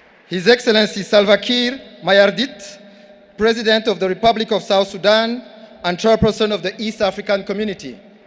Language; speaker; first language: English; non-native, local second language; Kinyarwanda